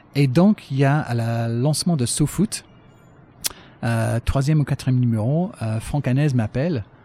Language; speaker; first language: French; non-native, fluent; English